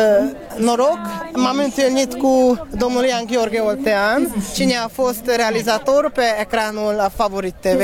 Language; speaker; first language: Romanian; non-native, learner; Hungarian